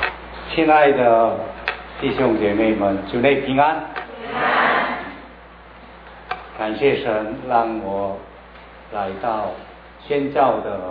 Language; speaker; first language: Chinese; non-native, learner; Korean